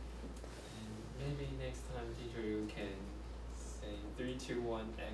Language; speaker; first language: English; non-native, learner; Chinese